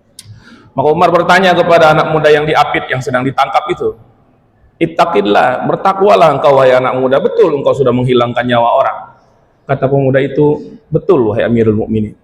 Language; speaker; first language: Indonesian; native; Indonesian